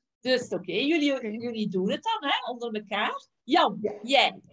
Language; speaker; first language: Dutch; native; Dutch